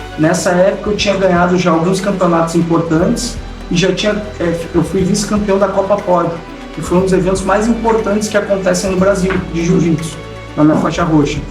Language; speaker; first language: Portuguese; native; Portuguese